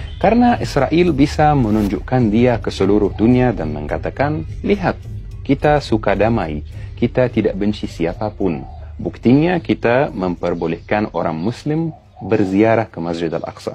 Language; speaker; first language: Indonesian; non-native, fluent; Arabic